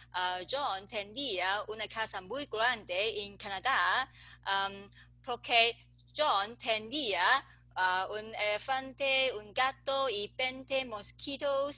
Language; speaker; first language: Spanish; non-native, learner; English